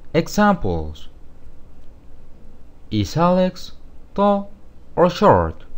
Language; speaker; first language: English; non-native, fluent; Spanish